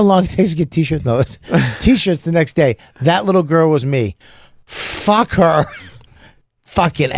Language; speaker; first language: English; native; English